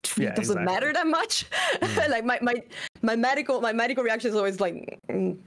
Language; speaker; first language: English; non-native, fluent; Italian